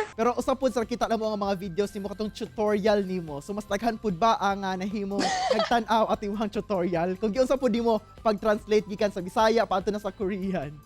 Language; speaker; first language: Cebuano; native; Cebuano